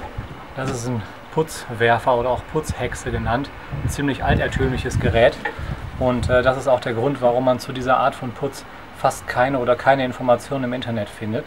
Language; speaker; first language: German; native; German